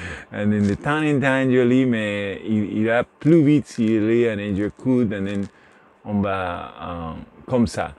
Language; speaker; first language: French; non-native, learner; Spanish